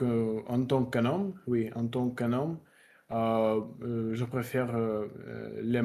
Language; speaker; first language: French; non-native, learner; Russian